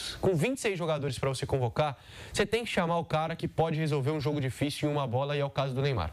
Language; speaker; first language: Portuguese; native; Portuguese